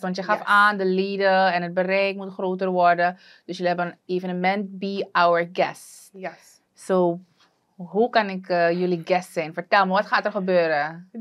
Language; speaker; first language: Dutch; native; Dutch